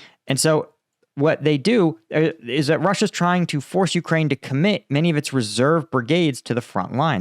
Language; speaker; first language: English; native; English